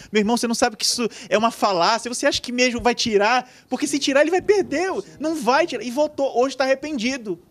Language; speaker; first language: Portuguese; native; Portuguese